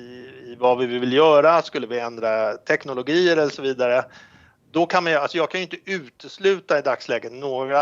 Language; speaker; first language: Swedish; native; Swedish